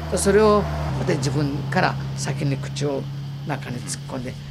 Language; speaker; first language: Japanese; native; Japanese